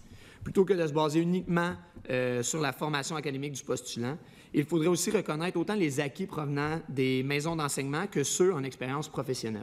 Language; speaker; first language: French; native; French